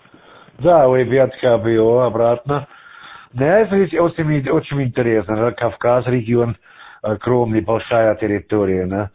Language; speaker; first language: Russian; non-native, learner; German